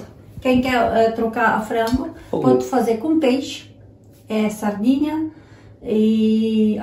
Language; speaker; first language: Portuguese; non-native, learner; Ukrainian